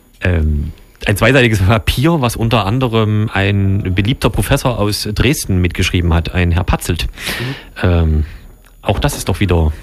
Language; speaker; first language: German; native; German